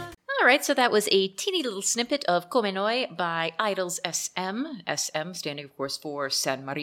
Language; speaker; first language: English; native; English